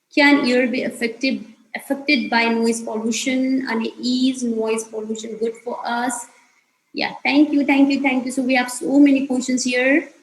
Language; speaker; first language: English; non-native, local second language; Nepali